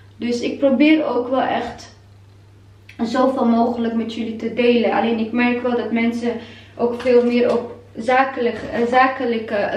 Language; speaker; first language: Dutch; non-native, fluent; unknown